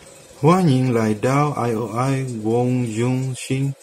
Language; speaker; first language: Chinese; non-native, learner; Malay